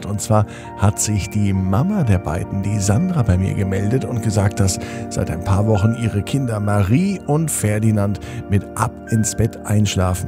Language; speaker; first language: German; native; German